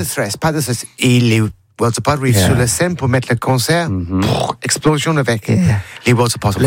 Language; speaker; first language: French; non-native, learner; English